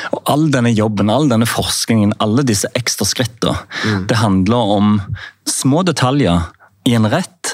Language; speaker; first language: Norwegian; native; Norwegian